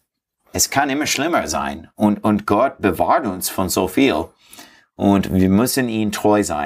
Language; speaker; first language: German; non-native, fluent; English